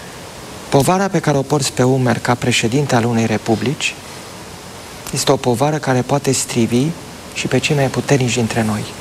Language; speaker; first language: Romanian; native; Romanian